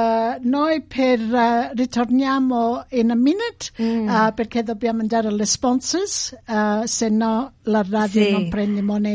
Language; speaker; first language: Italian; early bilingual, heritage; Italian